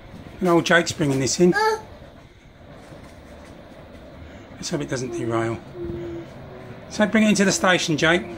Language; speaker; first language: English; native; English